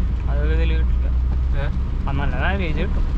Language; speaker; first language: Malayalam; native; Malayalam